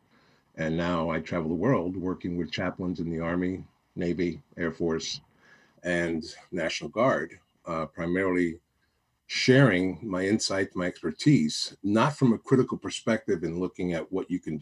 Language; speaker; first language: English; native; English